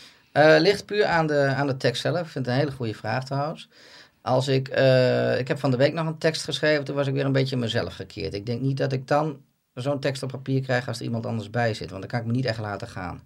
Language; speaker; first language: Dutch; native; Dutch